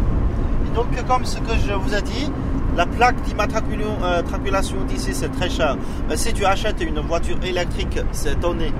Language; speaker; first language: French; non-native, fluent; Chinese